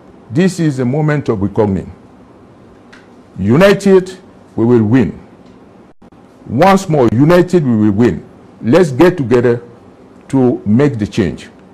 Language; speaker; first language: English; non-native, local second language; French